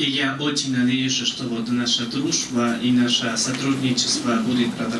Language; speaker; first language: Russian; non-native, fluent; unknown